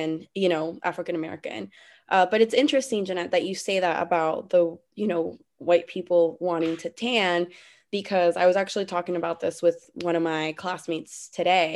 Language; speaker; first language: English; non-native, fluent; Spanish